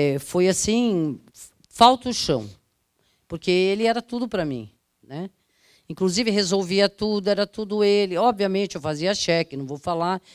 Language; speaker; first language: Portuguese; early bilingual, other home language; Italian